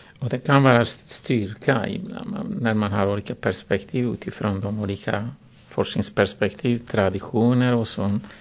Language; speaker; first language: Swedish; non-native, fluent; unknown